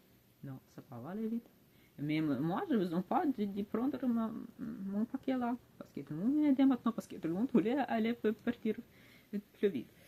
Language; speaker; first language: French; non-native, learner; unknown